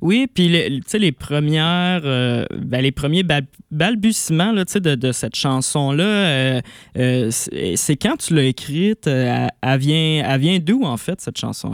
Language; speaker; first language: French; native; French